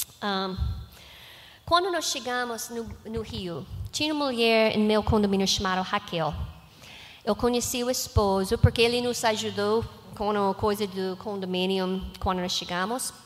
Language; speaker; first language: Portuguese; non-native, learner; English